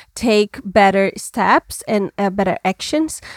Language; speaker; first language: English; non-native, fluent; Portuguese